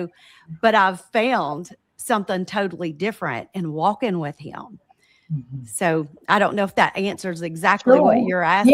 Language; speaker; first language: English; native; English